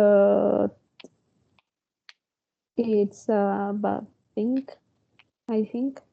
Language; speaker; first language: English; non-native, learner; Spanish